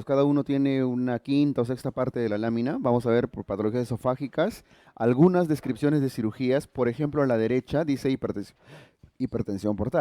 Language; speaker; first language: Spanish; native; Spanish